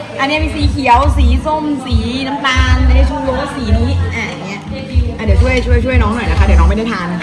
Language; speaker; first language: Thai; native; Thai